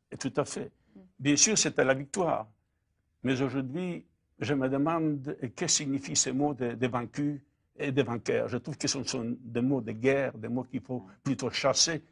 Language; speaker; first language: French; non-native, fluent; Polish